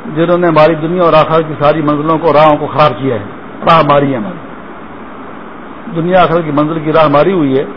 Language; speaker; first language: Urdu; non-native, local second language; Pashto